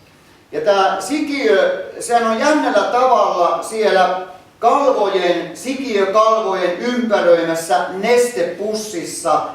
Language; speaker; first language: Finnish; native; Finnish